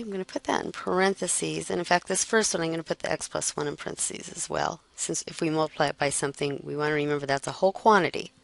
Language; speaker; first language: English; native; English